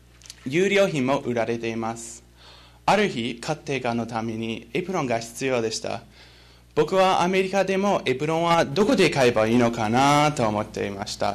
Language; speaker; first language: Japanese; non-native, learner; English